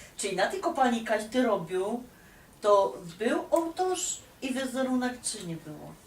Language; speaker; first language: Polish; native; Polish